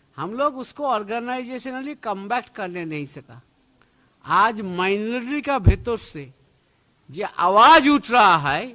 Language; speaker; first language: Hindi; non-native, local second language; Bangla